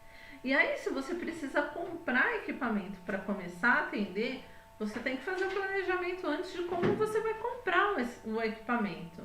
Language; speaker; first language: Portuguese; native; Portuguese